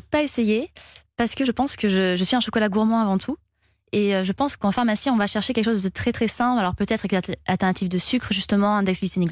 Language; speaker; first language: French; native; French